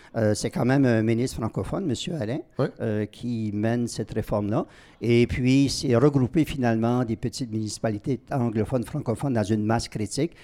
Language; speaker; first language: French; native; French